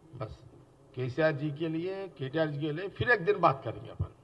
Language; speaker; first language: Hindi; non-native, local second language; Telugu